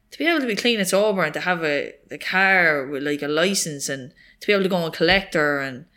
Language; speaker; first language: English; native; English